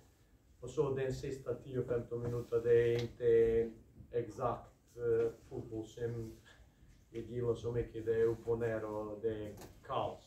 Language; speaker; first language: Swedish; non-native, fluent; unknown